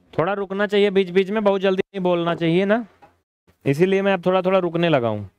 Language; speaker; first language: Hindi; native; Hindi